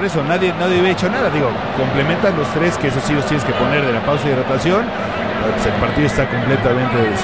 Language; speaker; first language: Spanish; native; Spanish